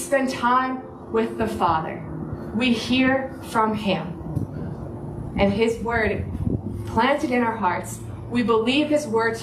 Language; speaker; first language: English; native; English